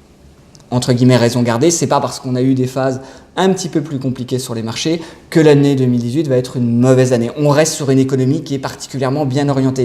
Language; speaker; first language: French; native; French